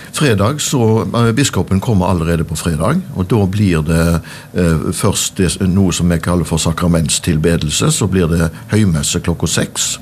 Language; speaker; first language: Norwegian; native; Norwegian